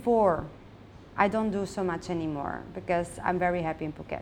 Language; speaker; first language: English; non-native, fluent; Dutch